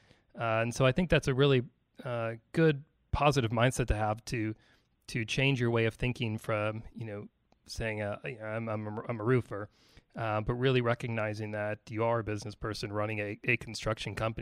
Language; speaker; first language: English; native; English